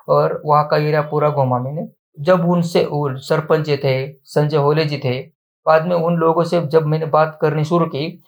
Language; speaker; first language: Hindi; non-native, local second language; Marathi